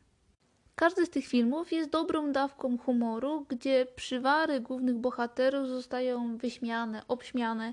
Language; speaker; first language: Polish; native; Polish